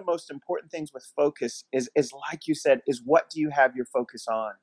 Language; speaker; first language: English; native; English